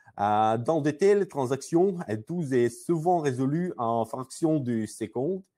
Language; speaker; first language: French; non-native, learner; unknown